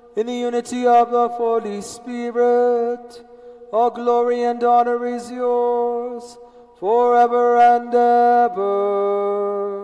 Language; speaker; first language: English; early bilingual, other home language; Spanish